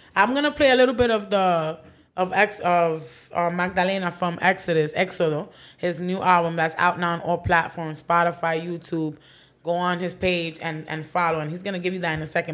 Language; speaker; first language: English; early bilingual, other home language; Spanish